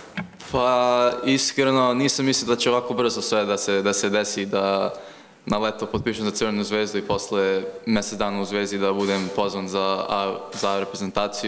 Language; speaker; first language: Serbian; early bilingual, heritage; Croatian